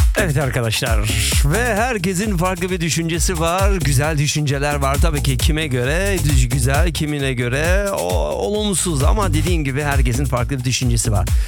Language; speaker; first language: Turkish; native; Turkish